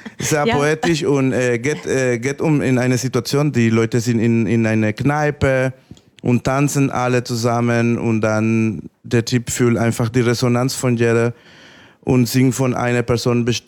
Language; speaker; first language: German; non-native, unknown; Spanish